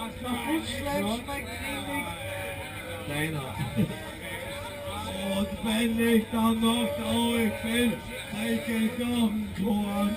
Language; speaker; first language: German; native; German